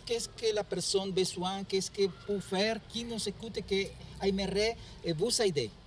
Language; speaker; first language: French; non-native, learner; Spanish